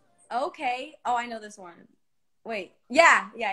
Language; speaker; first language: English; early bilingual, other home language; Spanish